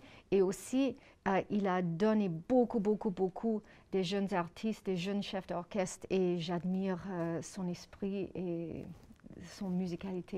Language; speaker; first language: French; non-native, fluent; English